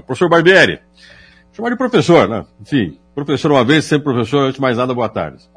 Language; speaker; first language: Portuguese; native; Portuguese